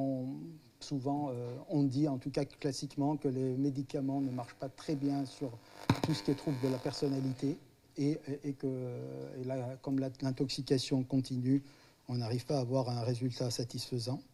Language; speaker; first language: French; native; French